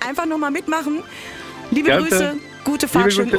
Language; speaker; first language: German; native; German